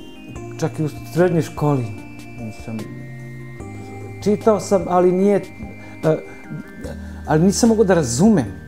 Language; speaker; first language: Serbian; early bilingual, other home language; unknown